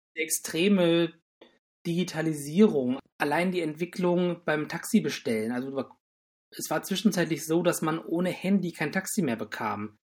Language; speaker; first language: German; native; German